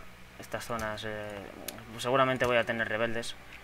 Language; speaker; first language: Spanish; native; Spanish